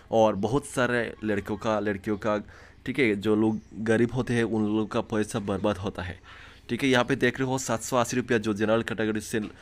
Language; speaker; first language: Hindi; non-native, local second language; Bangla